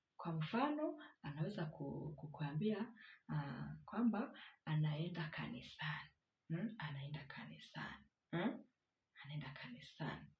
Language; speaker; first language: Swahili; non-native, local second language; Kinyarwanda